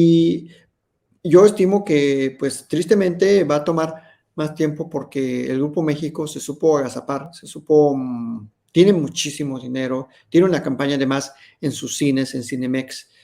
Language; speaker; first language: Spanish; native; Spanish